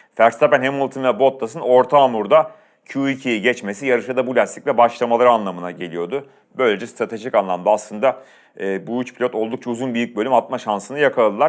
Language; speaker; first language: Turkish; native; Turkish